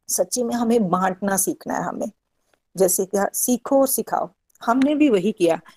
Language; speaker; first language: Hindi; native; Hindi